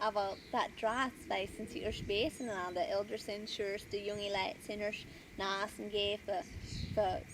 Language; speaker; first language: German; early bilingual, heritage; Pennsylvania German